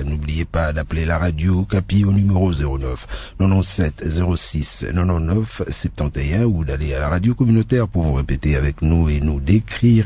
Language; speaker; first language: French; native; French